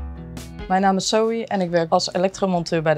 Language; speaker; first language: Dutch; native; Dutch